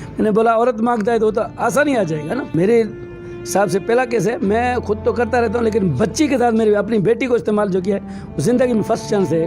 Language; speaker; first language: Urdu; non-native, local second language; Sindhi